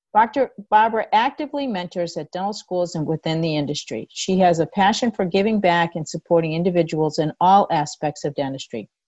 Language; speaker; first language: English; native; English